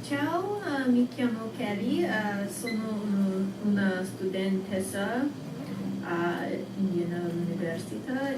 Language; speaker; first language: Italian; non-native, learner; English